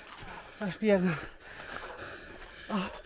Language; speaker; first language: Spanish; non-native, local second language; Catalan